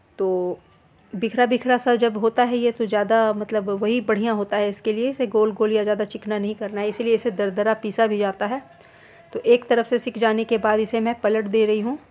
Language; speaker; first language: Hindi; native; Hindi